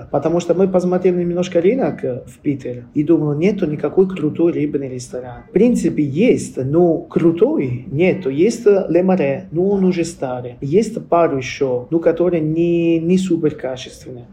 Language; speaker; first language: Russian; non-native, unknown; Italian